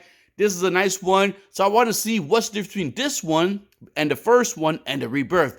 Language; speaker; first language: English; native; English